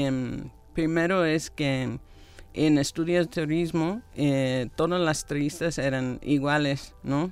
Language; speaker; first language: Spanish; non-native, fluent; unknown